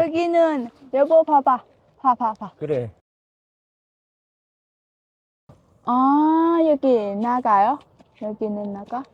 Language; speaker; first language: Korean; non-native, learner; Thai